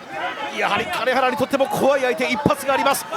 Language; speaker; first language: Japanese; native; Japanese